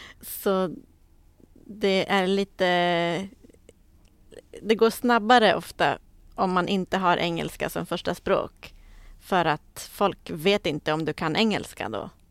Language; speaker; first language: Swedish; native; Swedish